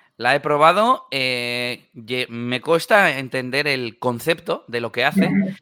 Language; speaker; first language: Spanish; native; Spanish